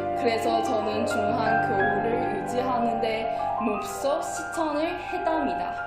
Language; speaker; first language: Korean; non-native, fluent; Chinese